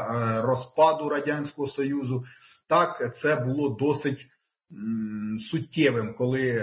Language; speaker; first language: Ukrainian; native; Ukrainian